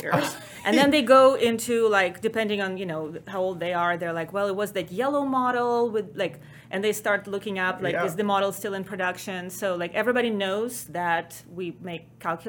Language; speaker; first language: English; non-native, fluent; Ukrainian